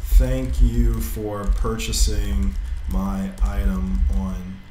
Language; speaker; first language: English; native; English